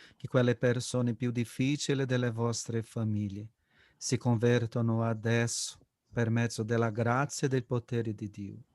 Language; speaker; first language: Italian; non-native, fluent; Portuguese